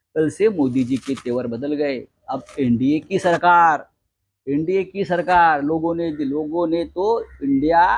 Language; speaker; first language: Hindi; non-native, local second language; Marathi